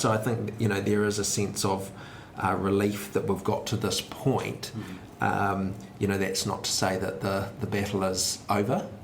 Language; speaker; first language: English; native; English